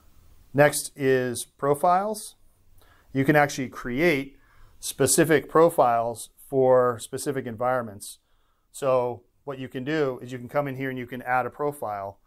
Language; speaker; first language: English; native; English